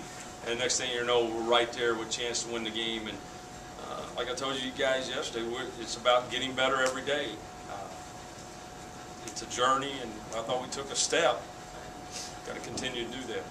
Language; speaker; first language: English; native; English